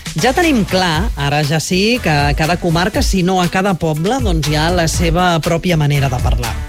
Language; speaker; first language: Catalan; native; Catalan